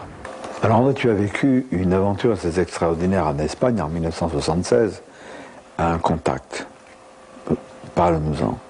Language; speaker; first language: French; native; French